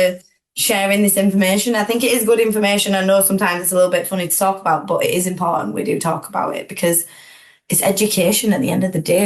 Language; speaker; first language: English; native; English